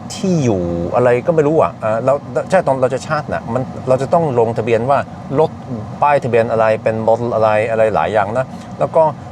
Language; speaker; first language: Thai; non-native, fluent; Norwegian